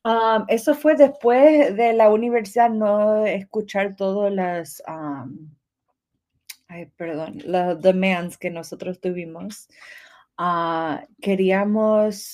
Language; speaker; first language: Spanish; early bilingual, heritage; English